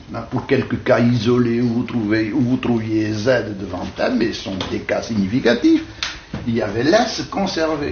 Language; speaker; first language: French; native; French